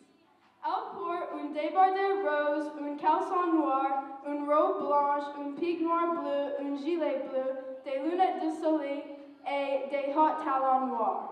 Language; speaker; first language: French; non-native, learner; English